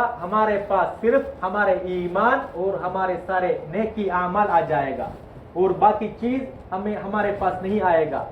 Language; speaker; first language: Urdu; non-native, fluent; Tamil